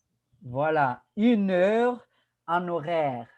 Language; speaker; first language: French; non-native, fluent; Spanish